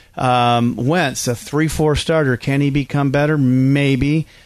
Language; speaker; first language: English; native; English